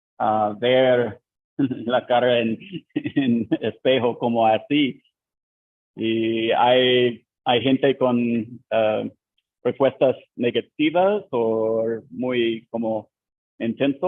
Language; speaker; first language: Spanish; non-native, learner; English